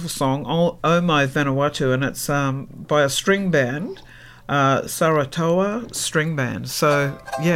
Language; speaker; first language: English; native; English